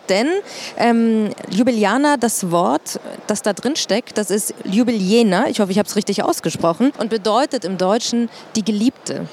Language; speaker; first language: German; native; German